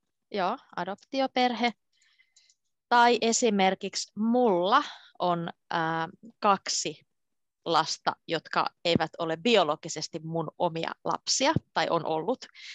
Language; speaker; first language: Finnish; native; Finnish